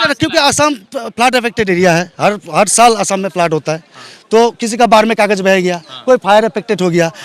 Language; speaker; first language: Hindi; non-native, local second language; Bangla